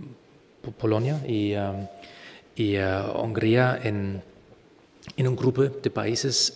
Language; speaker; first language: Spanish; non-native, fluent; German